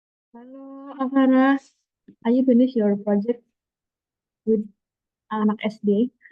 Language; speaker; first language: English; non-native, learner; Indonesian